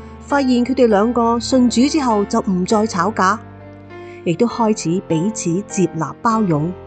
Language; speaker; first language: Chinese; non-native, local second language; Cantonese